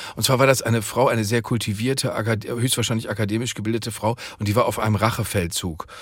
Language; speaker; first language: German; native; German